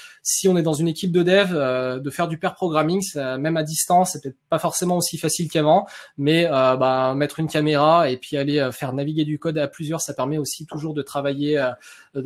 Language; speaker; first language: French; native; French